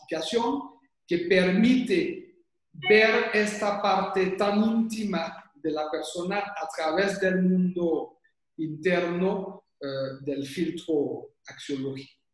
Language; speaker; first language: Spanish; non-native, fluent; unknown